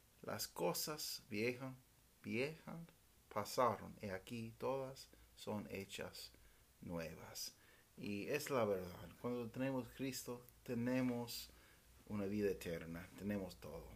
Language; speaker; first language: Spanish; non-native, fluent; English